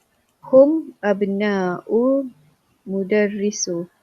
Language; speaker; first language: Arabic; non-native, learner; Malay